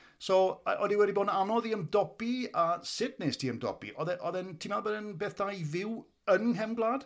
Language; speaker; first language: Welsh; native; Welsh